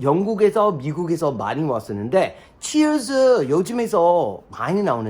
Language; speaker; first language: Korean; non-native, learner; English